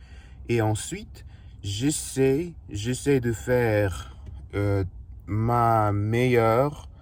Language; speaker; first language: French; non-native, learner; Russian